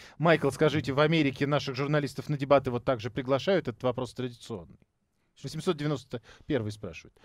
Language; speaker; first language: Russian; native; Russian